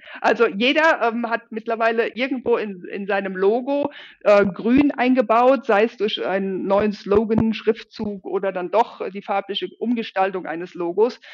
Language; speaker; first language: German; native; German